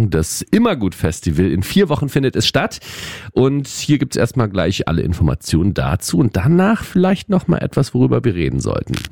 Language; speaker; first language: German; native; German